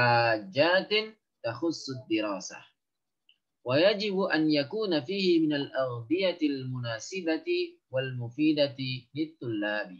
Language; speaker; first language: Arabic; non-native, fluent; Indonesian